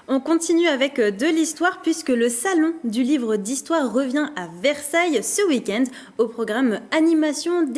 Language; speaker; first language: French; native; French